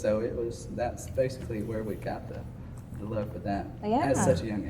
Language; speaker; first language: English; native; English